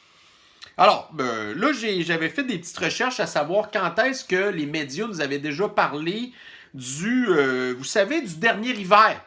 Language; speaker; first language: French; native; French